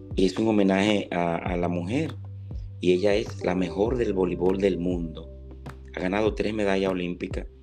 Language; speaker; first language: Spanish; native; Spanish